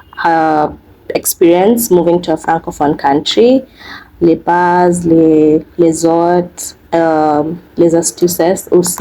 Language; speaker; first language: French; non-native, learner; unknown